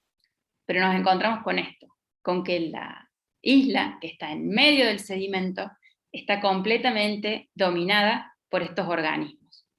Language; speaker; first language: Spanish; native; Spanish